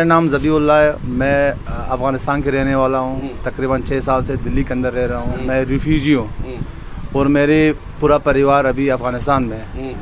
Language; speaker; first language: Hindi; non-native, fluent; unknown